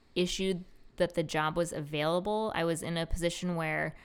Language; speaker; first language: English; native; English